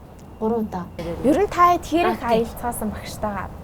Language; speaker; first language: Mongolian; native; Mongolian